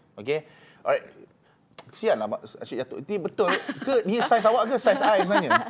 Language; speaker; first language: Malay; native; Malay